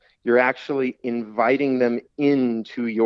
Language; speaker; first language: English; native; English